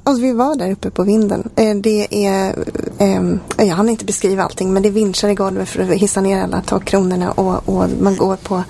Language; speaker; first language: Swedish; native; Swedish